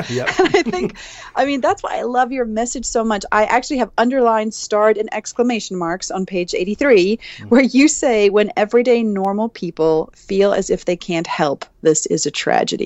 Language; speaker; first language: English; native; English